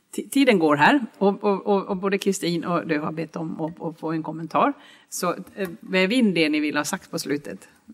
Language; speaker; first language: Swedish; native; Swedish